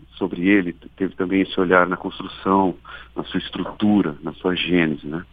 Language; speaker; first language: Portuguese; native; Portuguese